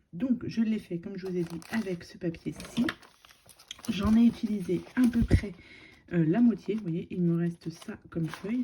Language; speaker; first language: French; native; French